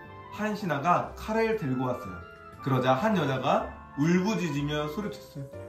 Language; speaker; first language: Korean; native; Korean